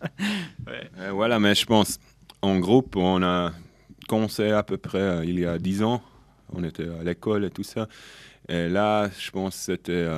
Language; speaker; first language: French; non-native, local second language; German